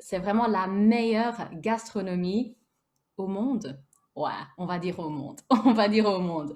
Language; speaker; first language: French; native; French